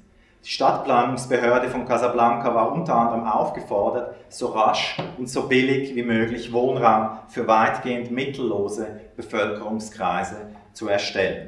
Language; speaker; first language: German; native; German